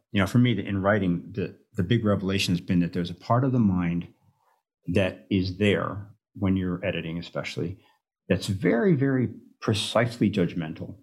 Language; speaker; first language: English; native; English